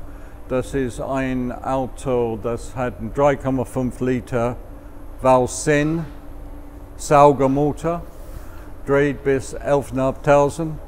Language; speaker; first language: German; non-native, fluent; English